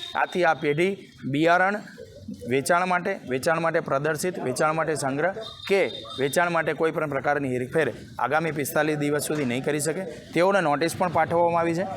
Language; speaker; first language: Gujarati; native; Gujarati